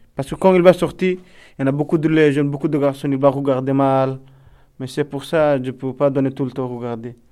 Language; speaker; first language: French; non-native, learner; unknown